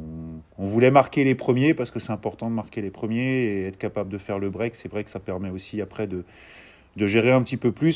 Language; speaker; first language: French; native; French